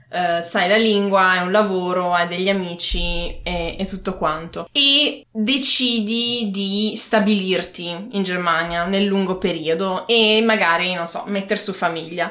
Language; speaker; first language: Italian; native; Italian